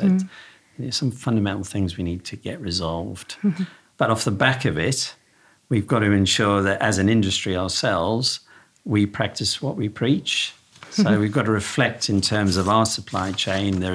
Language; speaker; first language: English; native; English